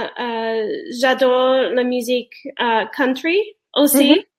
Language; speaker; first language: French; non-native, learner; English